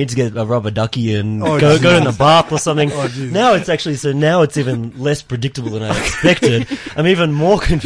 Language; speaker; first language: English; native; English